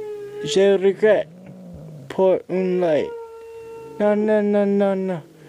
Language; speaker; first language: French; non-native, learner; English